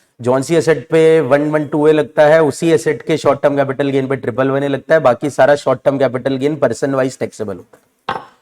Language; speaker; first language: Hindi; native; Hindi